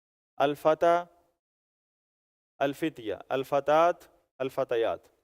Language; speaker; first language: Arabic; non-native, fluent; Urdu